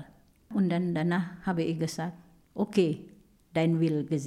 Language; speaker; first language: German; non-native, learner; Indonesian